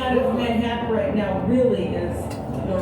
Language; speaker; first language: English; native; English